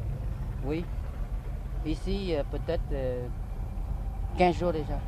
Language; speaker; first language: French; non-native, learner; Vietnamese